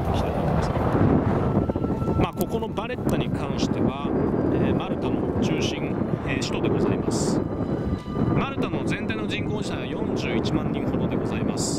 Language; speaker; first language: Japanese; native; Japanese